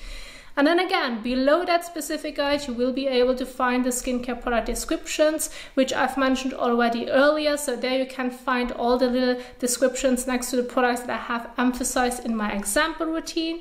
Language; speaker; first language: English; non-native, fluent; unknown